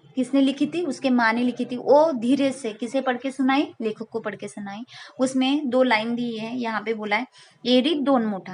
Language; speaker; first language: Hindi; non-native, local second language; Marathi